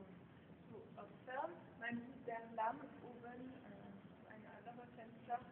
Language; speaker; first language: German; non-native, fluent; French